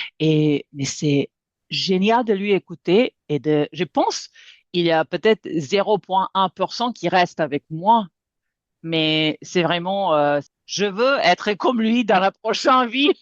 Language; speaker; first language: French; non-native, fluent; Serbian